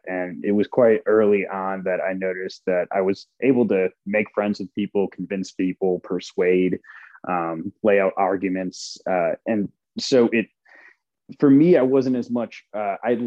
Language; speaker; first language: English; early bilingual, other home language; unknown